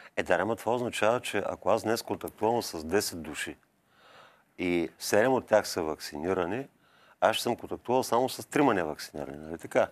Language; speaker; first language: Bulgarian; native; Bulgarian